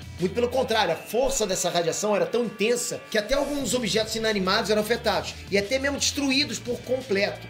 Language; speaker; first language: Portuguese; native; Portuguese